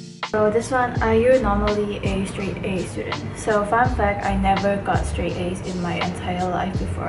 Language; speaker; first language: English; non-native, local second language; Chinese